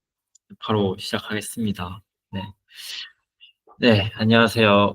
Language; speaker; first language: Korean; native; Korean